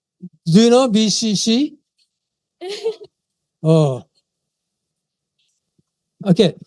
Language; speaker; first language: English; non-native, fluent; Japanese